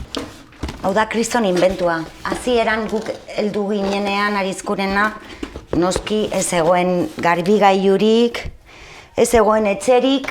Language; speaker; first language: Basque; non-native, local second language; Spanish